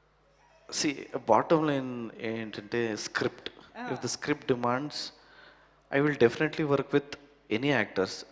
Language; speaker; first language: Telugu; non-native, learner; Kannada